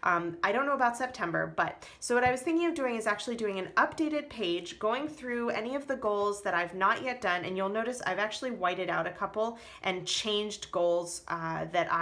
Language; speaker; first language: English; native; English